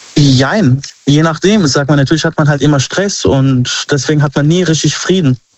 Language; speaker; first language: German; non-native, fluent; Arabic